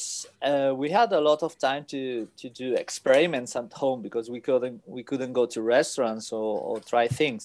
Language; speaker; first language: English; non-native, fluent; Spanish